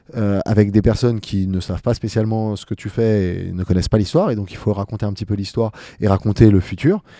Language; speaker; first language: French; native; French